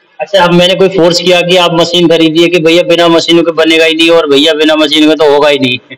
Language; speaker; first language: Hindi; native; Hindi